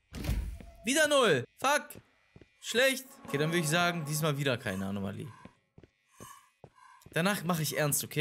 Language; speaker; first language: German; native; German